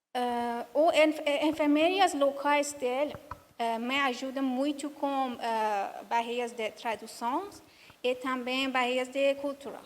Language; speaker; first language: Portuguese; non-native, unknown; Persian